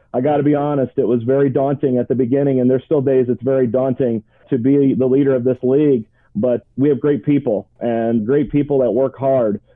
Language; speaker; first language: English; native; English